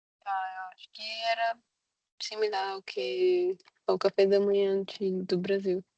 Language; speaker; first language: Portuguese; non-native, learner; Spanish